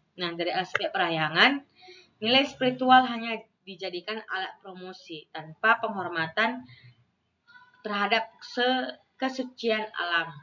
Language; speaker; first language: Indonesian; non-native, local second language; Balinese